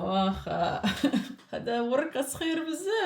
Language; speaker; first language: Arabic; non-native, learner; English